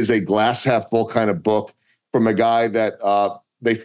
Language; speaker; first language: English; native; English